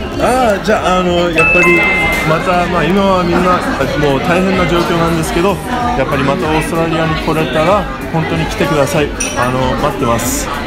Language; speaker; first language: Japanese; non-native, fluent; English